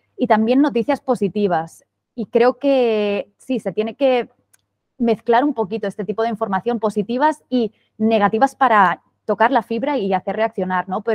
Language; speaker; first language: Spanish; non-native, local second language; Catalan